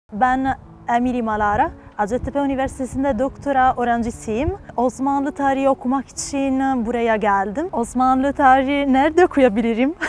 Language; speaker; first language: Turkish; non-native, learner; Italian